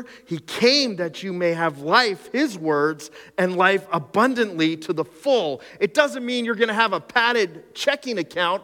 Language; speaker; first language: English; native; English